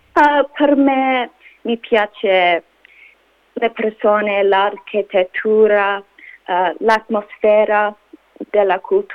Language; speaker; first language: Italian; non-native, learner; English